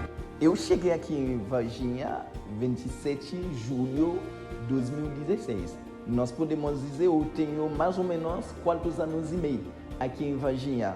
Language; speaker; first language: Portuguese; non-native, learner; Haitian Creole